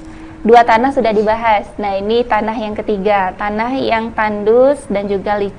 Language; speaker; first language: Indonesian; native; Indonesian